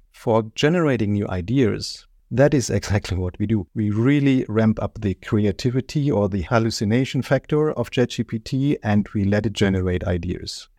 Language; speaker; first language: English; non-native, fluent; German